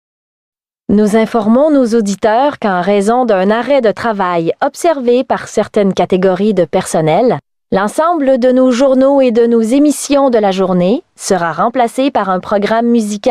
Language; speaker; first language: French; native; French